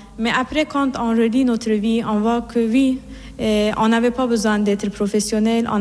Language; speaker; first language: French; non-native, fluent; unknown